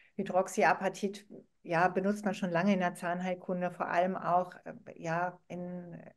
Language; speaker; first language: German; non-native, fluent; Arabic